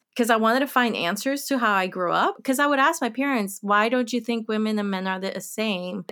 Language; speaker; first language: English; early bilingual, other home language; Spanish